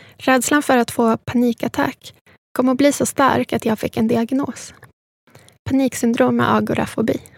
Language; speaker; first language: Swedish; early bilingual, other home language; Spanish